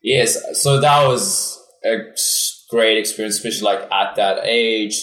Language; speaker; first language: English; non-native, local second language; Afrikaans